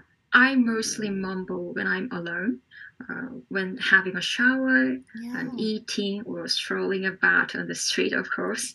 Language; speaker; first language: English; non-native, fluent; Korean